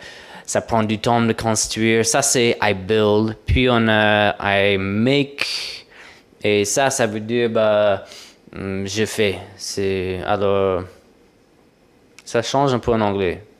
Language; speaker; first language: French; non-native, fluent; English